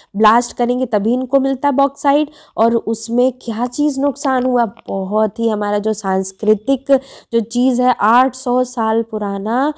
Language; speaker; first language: Hindi; native; Hindi